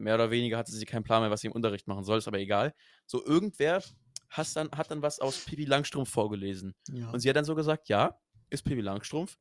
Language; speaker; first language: German; native; German